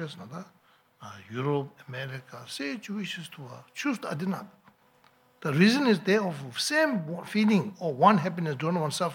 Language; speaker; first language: Russian; non-native, learner; Tibetan